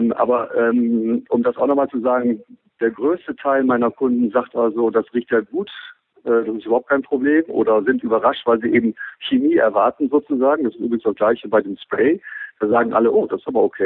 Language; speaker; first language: German; native; German